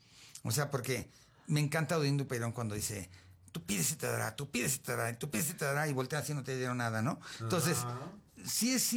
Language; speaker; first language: Spanish; native; Spanish